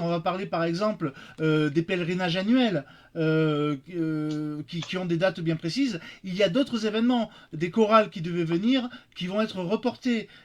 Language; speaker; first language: French; native; French